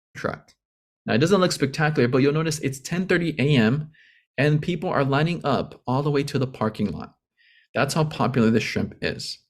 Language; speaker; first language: English; native; English